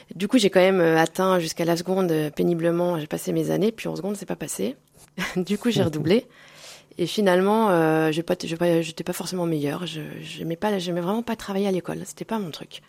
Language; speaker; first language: French; native; French